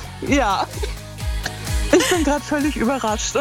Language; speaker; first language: German; native; German